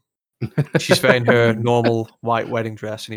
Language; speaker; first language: English; native; English